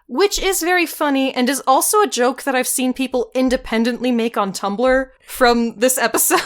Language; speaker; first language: English; native; English